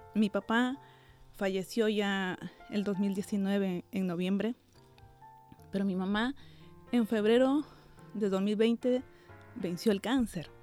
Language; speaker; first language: Spanish; native; Spanish